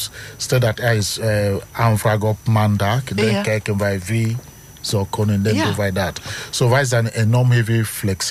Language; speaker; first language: Dutch; non-native, fluent; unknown